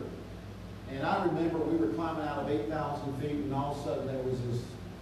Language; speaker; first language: English; native; English